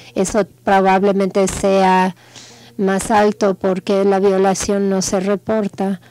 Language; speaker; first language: Spanish; non-native, fluent; English